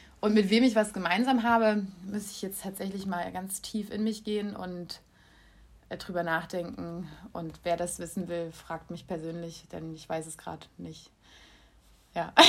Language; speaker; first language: German; native; German